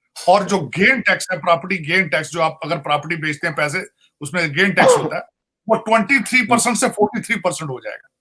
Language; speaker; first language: Urdu; non-native, local second language; Punjabi